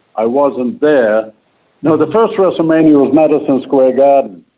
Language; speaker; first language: English; native; English